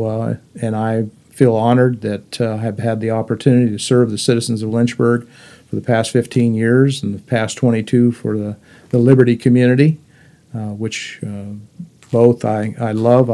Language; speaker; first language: English; native; English